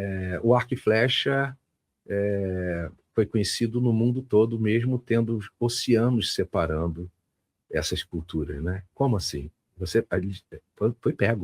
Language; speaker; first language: Portuguese; native; Portuguese